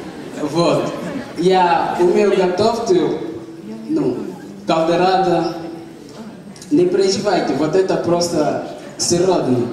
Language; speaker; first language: Russian; non-native, learner; Portuguese